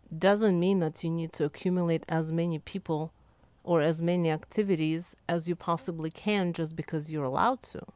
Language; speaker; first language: English; non-native, fluent; Lithuanian